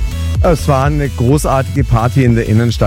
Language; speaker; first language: German; native; German